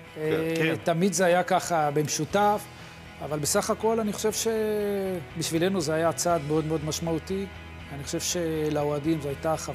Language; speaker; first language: Hebrew; native; Hebrew